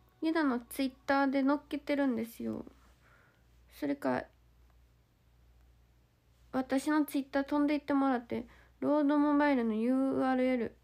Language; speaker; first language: Japanese; native; Japanese